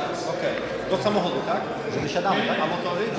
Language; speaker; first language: Polish; native; Polish